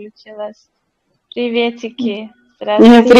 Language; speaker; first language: Russian; non-native, fluent; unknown